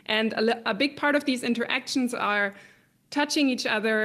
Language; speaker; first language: English; non-native, fluent; German